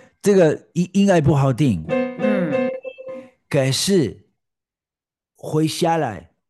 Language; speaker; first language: Chinese; non-native, learner; Spanish